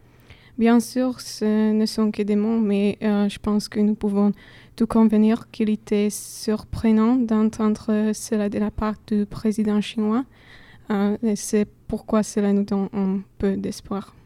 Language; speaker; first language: French; non-native, fluent; Slovak